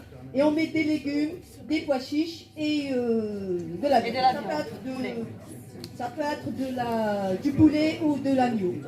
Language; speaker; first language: French; non-native, local second language; Arabic